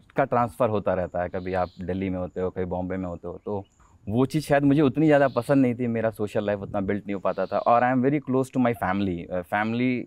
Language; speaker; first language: Hindi; native; Hindi